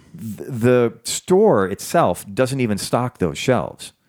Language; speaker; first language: English; native; English